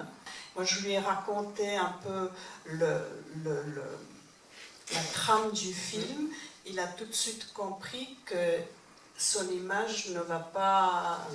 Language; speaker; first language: French; non-native, fluent; Czech